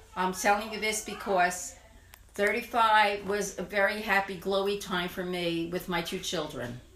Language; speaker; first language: English; native; English